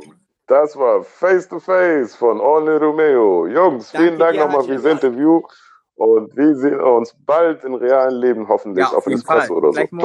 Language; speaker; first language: German; native; German